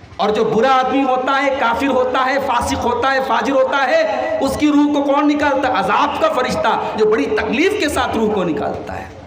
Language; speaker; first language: Urdu; native; Urdu